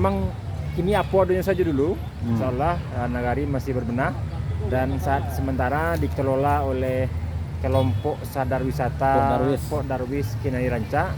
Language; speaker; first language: Indonesian; non-native, local second language; Minangkabau